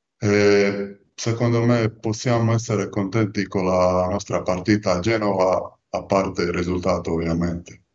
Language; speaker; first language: Italian; non-native, fluent; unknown